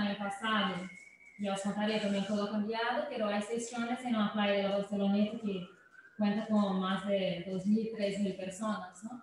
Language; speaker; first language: Spanish; non-native, fluent; Portuguese